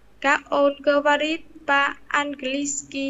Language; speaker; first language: Russian; non-native, learner; Vietnamese